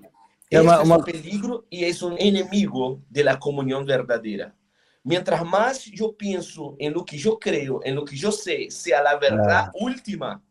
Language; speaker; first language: Spanish; non-native, fluent; Portuguese